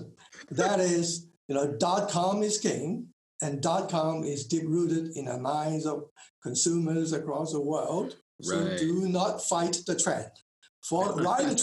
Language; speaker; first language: English; non-native, local second language; Cantonese